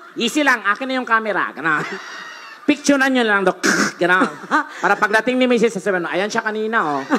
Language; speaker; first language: Filipino; non-native, local second language; Hiligaynon